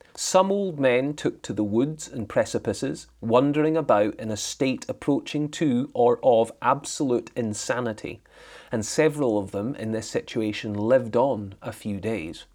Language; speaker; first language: English; native; English